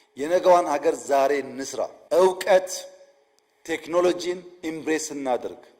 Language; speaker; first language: Amharic; non-native, local second language; Oromo